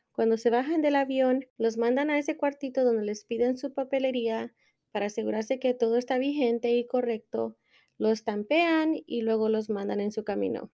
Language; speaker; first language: Spanish; early bilingual, heritage; Spanish